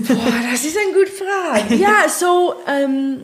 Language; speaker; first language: German; non-native, fluent; English